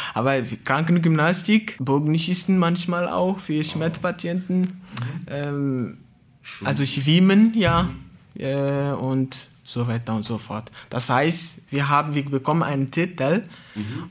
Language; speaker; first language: German; non-native, fluent; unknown